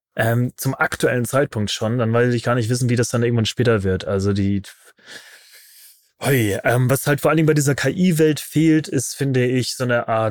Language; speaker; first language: German; native; German